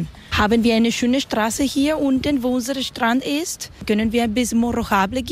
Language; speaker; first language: German; non-native, learner; Spanish